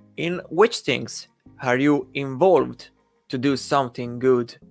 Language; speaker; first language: English; non-native, learner; Italian